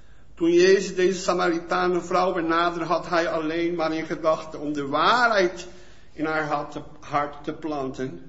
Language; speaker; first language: Dutch; non-native, fluent; Portuguese